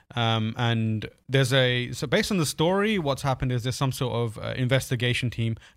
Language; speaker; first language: English; native; English